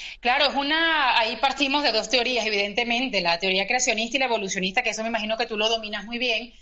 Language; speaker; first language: Spanish; native; Spanish